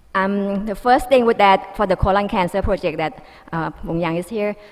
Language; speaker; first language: English; non-native, fluent; Thai